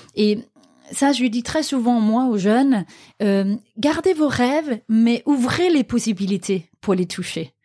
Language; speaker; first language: French; non-native, fluent; Danish